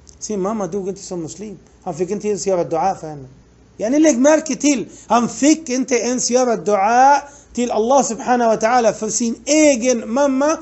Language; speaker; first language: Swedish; non-native, fluent; Arabic